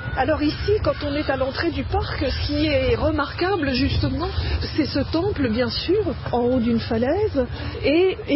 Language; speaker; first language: French; native; French